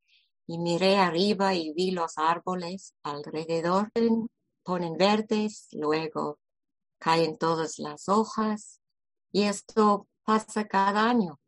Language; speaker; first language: Spanish; non-native, fluent; English